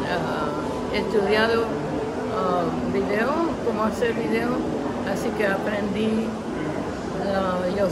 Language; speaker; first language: Spanish; non-native, local second language; English